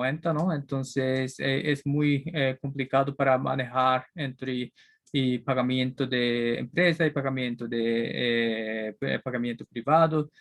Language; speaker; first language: Spanish; non-native, learner; Japanese